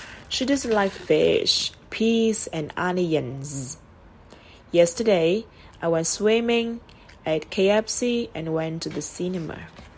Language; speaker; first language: English; non-native, fluent; Vietnamese